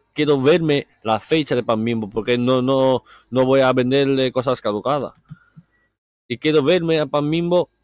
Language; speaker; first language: Spanish; non-native, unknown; Chinese